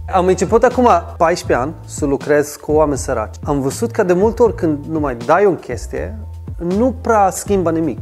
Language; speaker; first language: Romanian; non-native, fluent; Swedish